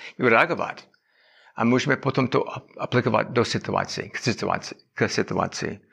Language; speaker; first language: Czech; non-native, learner; English